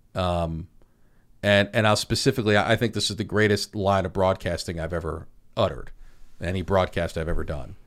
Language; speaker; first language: English; native; English